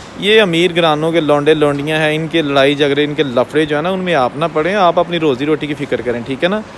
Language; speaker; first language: Urdu; non-native, local second language; Punjabi